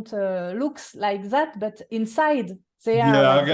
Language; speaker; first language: English; non-native, fluent; French